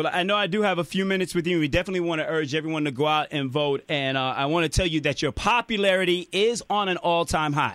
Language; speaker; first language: English; native; English